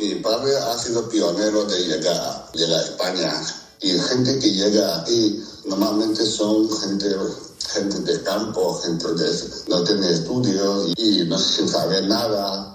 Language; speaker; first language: Spanish; non-native, fluent; Chinese